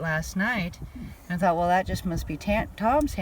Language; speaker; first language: English; native; English